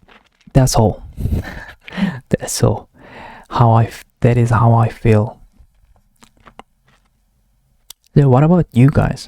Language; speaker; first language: English; non-native, learner; Korean